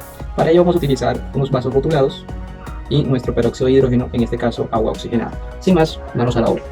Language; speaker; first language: Spanish; native; Spanish